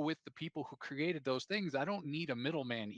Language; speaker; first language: English; native; English